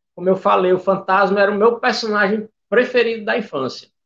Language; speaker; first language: Portuguese; native; Portuguese